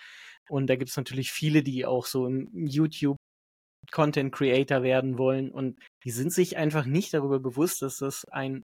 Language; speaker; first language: German; native; German